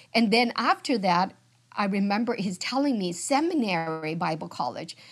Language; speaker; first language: English; early bilingual, other home language; Vietnamese